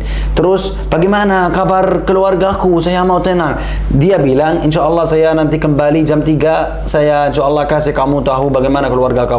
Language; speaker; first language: Indonesian; non-native, learner; Arabic